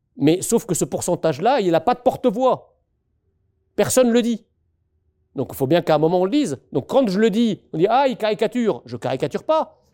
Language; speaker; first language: French; early bilingual, other home language; Arabic